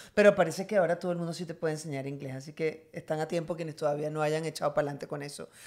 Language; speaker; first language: Spanish; native; Spanish